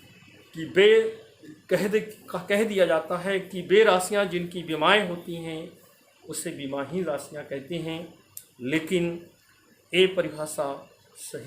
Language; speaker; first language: Hindi; native; Hindi